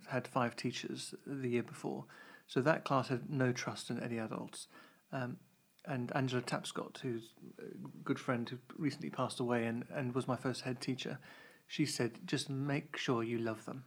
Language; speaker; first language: English; native; English